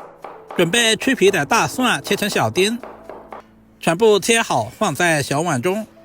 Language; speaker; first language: Chinese; native; Chinese